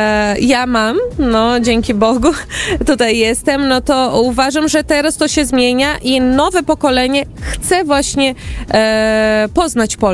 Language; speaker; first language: Polish; early bilingual, heritage; Portuguese